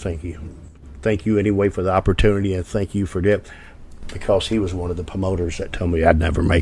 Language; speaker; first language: English; native; English